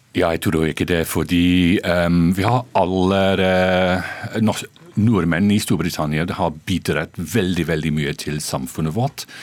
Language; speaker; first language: Norwegian; non-native, fluent; English